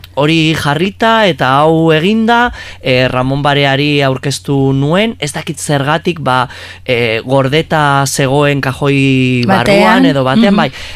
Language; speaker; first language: Basque; non-native, local second language; Spanish